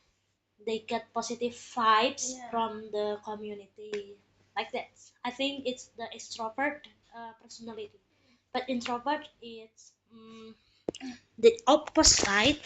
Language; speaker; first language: English; non-native, fluent; Indonesian